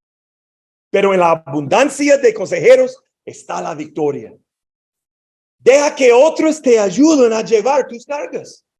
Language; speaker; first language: Spanish; non-native, fluent; English